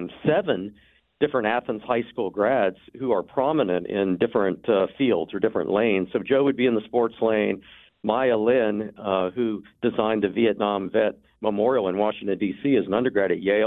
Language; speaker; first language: English; native; English